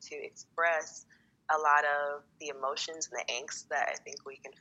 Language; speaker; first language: English; native; English